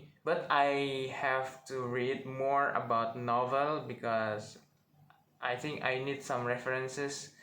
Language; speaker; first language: English; non-native, learner; Indonesian